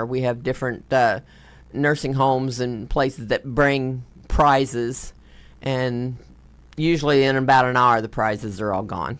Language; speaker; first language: English; native; English